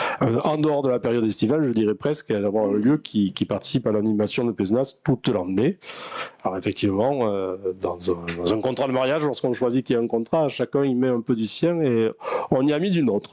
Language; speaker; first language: French; native; French